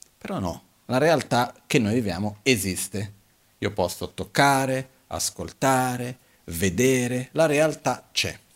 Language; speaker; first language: Italian; non-native, fluent; Portuguese